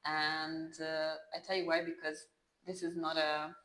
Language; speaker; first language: English; non-native, fluent; Hungarian